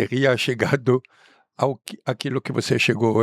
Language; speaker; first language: Portuguese; non-native, fluent; Arabic